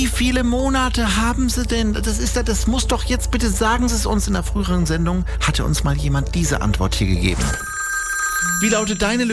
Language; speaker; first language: German; native; German